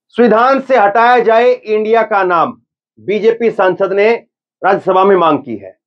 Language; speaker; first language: Hindi; native; Hindi